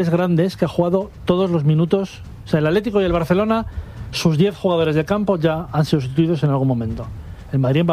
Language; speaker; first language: Spanish; native; Spanish